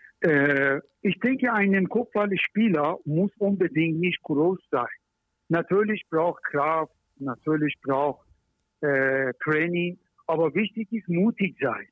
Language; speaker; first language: German; non-native, learner; Persian